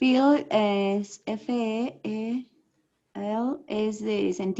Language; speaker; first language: Spanish; native; Spanish